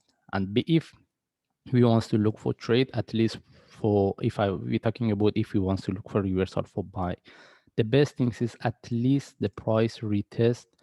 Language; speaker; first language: English; non-native, fluent; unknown